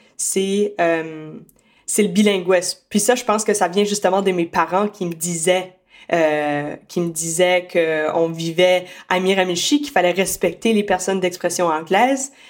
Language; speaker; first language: French; native; French